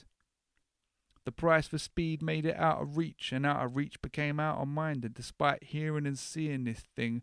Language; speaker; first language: English; native; English